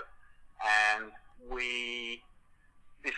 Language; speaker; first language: English; native; English